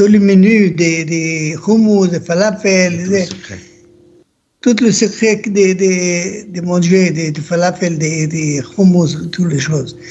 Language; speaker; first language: French; non-native, learner; Hebrew